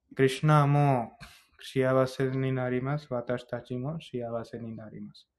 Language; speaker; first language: Japanese; non-native, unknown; Hindi